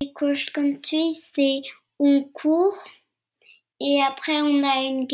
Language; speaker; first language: French; early bilingual, heritage; French